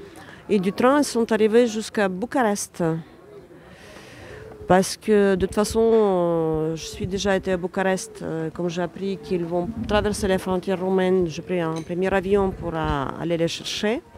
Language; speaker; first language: French; non-native, fluent; Ukrainian